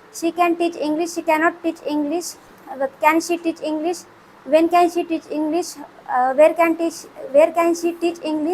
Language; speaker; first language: English; non-native, learner; Marathi